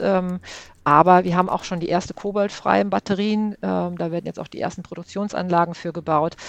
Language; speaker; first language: German; native; German